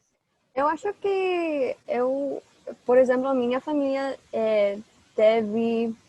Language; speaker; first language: Portuguese; non-native, fluent; English